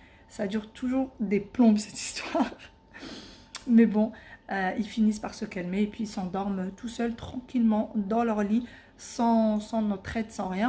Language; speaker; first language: French; native; French